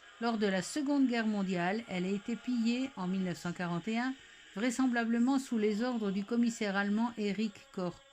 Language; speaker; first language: French; native; French